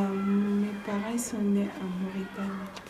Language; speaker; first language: French; early bilingual, other home language; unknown